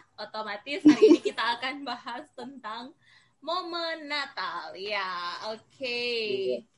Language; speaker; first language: Indonesian; native; Indonesian